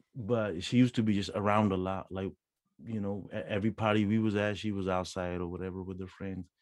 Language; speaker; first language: English; non-native, local second language; Punjabi